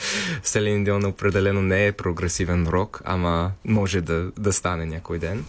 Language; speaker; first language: Bulgarian; non-native, fluent; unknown